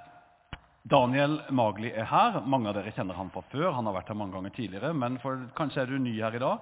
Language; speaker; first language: Norwegian; native; Norwegian